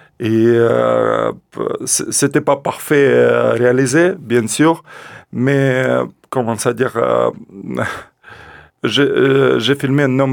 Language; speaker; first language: French; non-native, learner; Russian